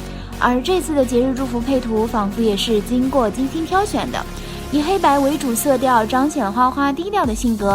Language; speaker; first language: Chinese; native; Chinese